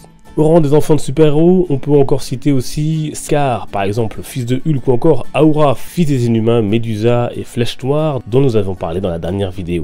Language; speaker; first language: French; native; French